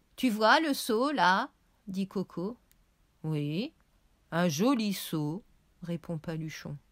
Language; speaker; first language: French; native; French